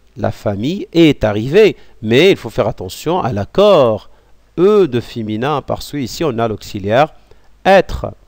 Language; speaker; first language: French; non-native, local second language; Arabic